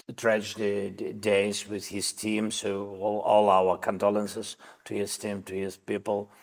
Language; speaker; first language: English; non-native, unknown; Russian